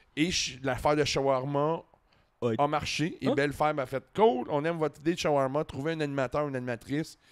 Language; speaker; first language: French; native; French